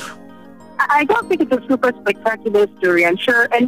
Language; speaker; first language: English; non-native, local second language; Yoruba